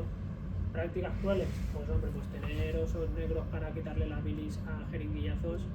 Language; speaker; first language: Spanish; native; Spanish